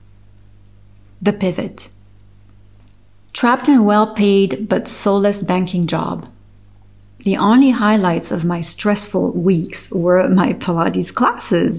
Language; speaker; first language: English; non-native, fluent; French